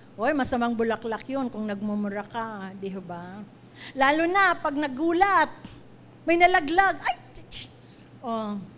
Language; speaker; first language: Filipino; non-native, local second language; Cebuano